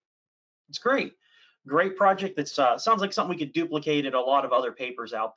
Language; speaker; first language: English; native; English